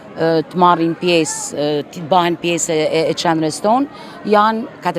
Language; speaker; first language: Albanian; native; Albanian